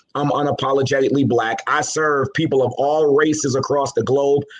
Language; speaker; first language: English; native; English